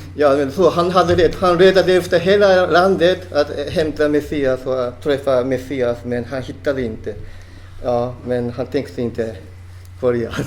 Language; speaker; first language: Swedish; non-native, fluent; Japanese